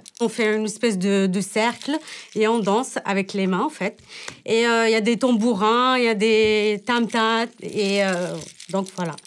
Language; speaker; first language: French; non-native, local second language; Tachelhit